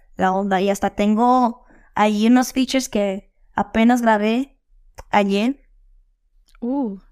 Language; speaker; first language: Spanish; early bilingual, heritage; Spanish